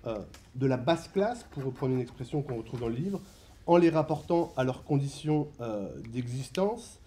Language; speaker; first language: French; native; French